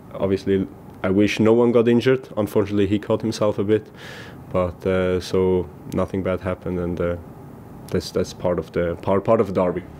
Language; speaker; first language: English; non-native, fluent; German